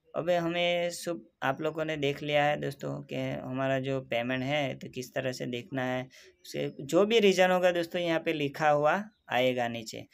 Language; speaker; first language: Hindi; non-native, local second language; Gujarati